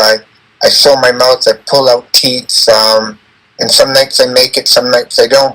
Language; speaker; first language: English; native; English